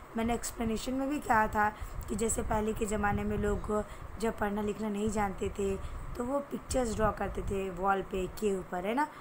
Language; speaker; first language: Hindi; native; Hindi